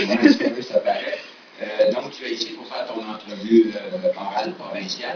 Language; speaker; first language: French; native; French